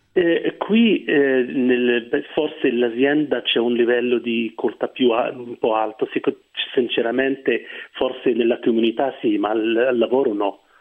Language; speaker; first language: Italian; non-native, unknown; Arabic